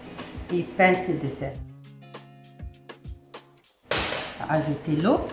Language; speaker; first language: French; non-native, learner; Arabic